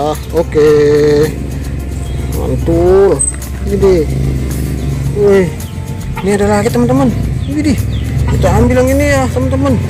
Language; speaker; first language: Indonesian; native; Indonesian